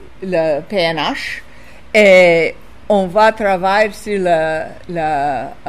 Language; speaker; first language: French; non-native, fluent; English